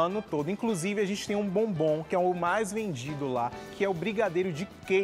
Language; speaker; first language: Portuguese; native; Portuguese